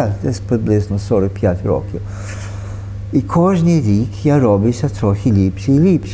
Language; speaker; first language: Ukrainian; early bilingual, heritage; Ukrainian